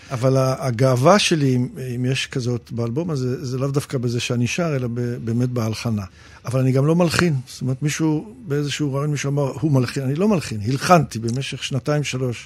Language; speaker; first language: Hebrew; early bilingual, other home language; English